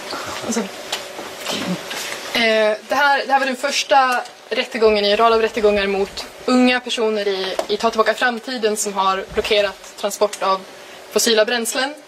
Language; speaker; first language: Swedish; native; Swedish